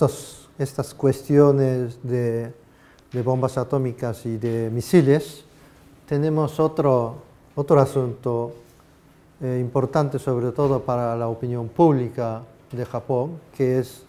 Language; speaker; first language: Spanish; non-native, fluent; Japanese